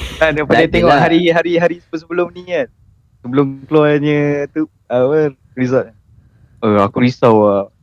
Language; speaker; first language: Malay; native; Malay